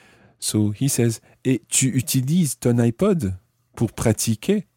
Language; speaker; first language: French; non-native, fluent; English